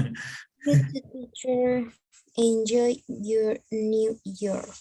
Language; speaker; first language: English; non-native, learner; Spanish